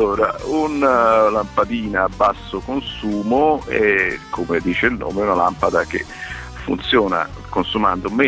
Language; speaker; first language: Italian; native; Italian